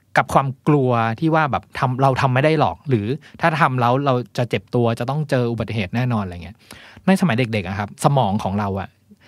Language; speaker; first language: Thai; native; Thai